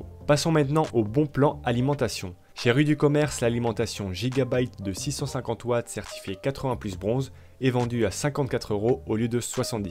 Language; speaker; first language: French; native; French